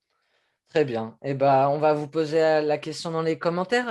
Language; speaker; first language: French; native; French